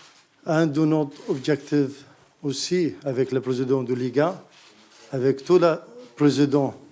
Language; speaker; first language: French; non-native, learner; Arabic